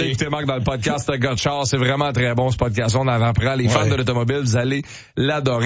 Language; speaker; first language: French; native; French